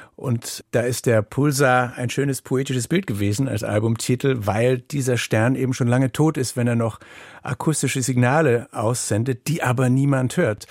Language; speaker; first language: German; native; German